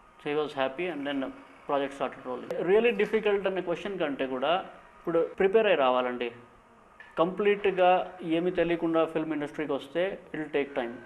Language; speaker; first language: Telugu; native; Telugu